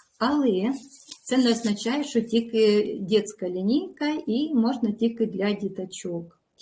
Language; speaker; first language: Ukrainian; non-native, local second language; Russian